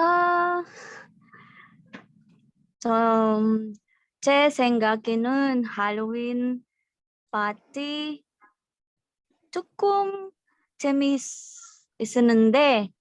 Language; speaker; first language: Korean; non-native, learner; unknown